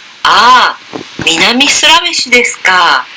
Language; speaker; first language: Japanese; non-native, learner; Indonesian